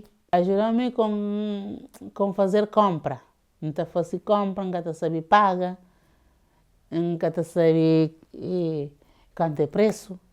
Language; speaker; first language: Portuguese; non-native, learner; Kabuverdianu